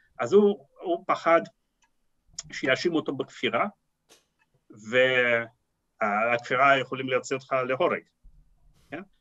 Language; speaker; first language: Hebrew; non-native, fluent; Russian